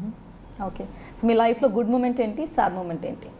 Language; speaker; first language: Telugu; native; Telugu